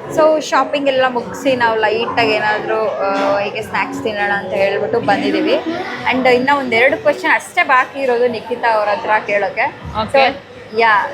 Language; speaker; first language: Kannada; native; Kannada